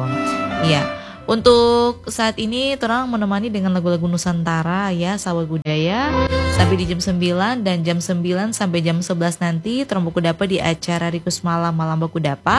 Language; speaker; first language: Indonesian; native; Indonesian